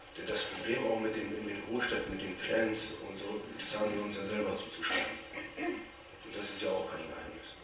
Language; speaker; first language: German; native; German